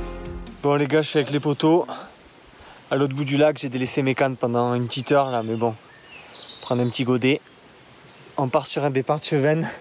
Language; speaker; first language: French; native; French